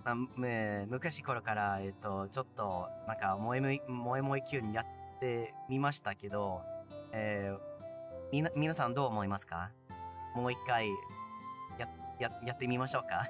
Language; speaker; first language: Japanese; non-native, learner; English